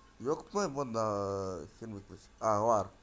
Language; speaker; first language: Turkish; non-native, learner; Russian